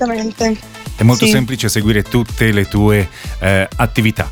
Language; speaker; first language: Italian; native; Italian